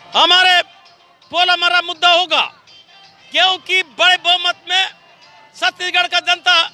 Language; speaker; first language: Hindi; native; Hindi